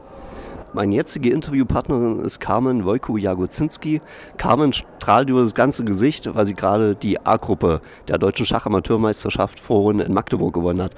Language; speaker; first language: German; native; German